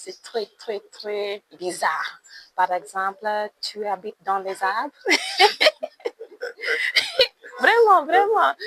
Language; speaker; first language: French; non-native, learner; English